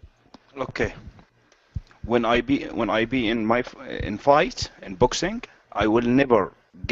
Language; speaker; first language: English; non-native, learner; Arabic